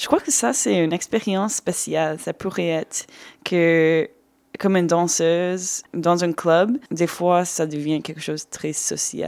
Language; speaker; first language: French; non-native, fluent; English